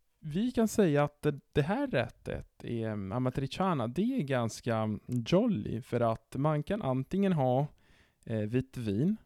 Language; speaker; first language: Swedish; non-native, fluent; Italian